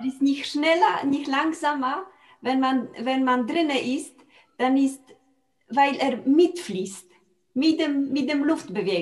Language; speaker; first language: German; non-native, fluent; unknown